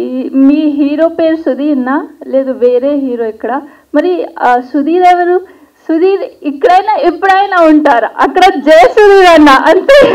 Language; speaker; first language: Telugu; non-native, local second language; Hindi